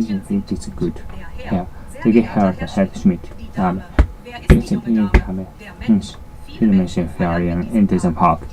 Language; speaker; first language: German; non-native, learner; Japanese